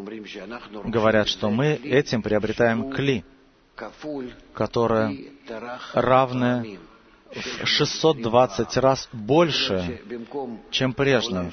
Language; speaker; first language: Russian; native; Russian